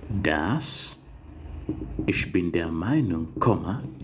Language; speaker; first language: German; non-native, fluent; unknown